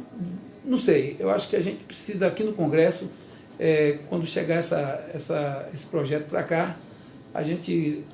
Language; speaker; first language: Portuguese; native; Portuguese